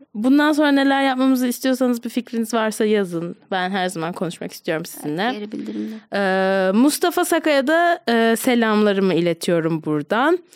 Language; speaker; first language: Turkish; native; Turkish